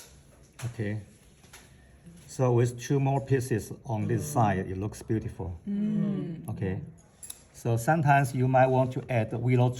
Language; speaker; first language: English; non-native, fluent; Chinese